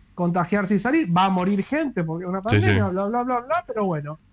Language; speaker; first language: Spanish; native; Spanish